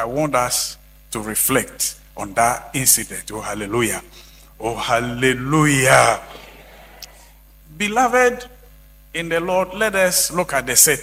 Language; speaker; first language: English; non-native, local second language; Akan